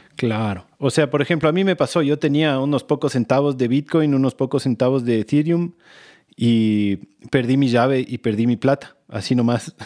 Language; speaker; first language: Spanish; native; Spanish